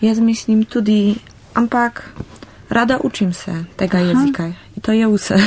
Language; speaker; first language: Slovenian; non-native, learner; Polish